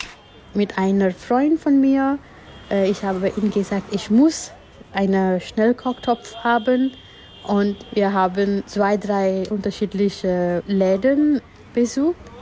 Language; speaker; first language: German; non-native, learner; Gujarati